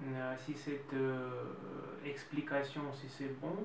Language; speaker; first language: French; non-native, fluent; Russian